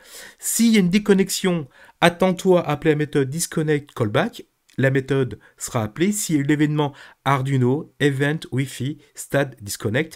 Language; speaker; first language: French; native; French